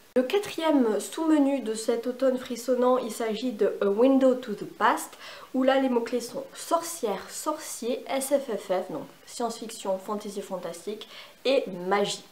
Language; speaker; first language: French; native; French